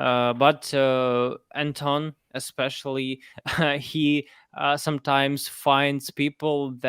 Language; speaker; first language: English; non-native, fluent; Russian